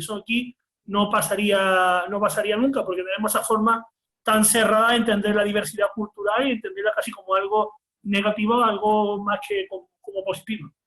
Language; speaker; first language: Spanish; native; Spanish